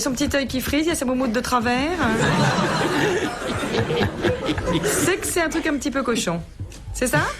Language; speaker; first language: French; native; French